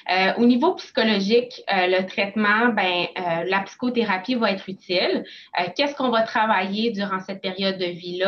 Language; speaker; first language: French; native; French